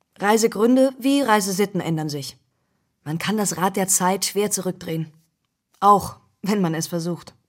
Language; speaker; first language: German; native; German